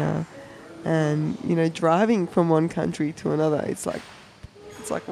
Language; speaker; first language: English; early bilingual, other home language; German